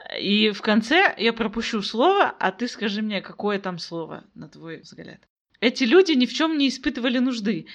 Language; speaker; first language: Russian; native; Russian